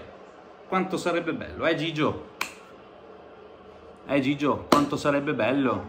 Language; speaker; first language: Italian; native; Italian